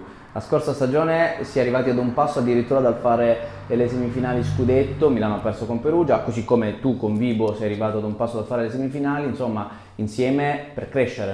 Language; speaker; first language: Italian; native; Italian